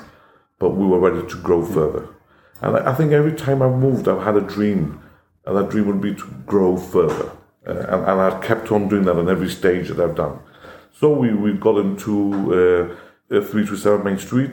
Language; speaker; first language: English; non-native, fluent; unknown